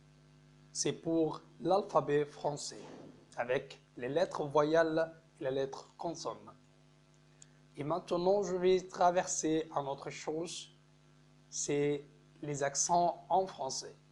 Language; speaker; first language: French; non-native, fluent; Arabic